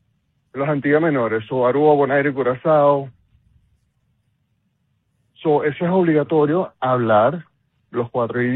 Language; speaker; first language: Spanish; non-native, local second language; Papiamento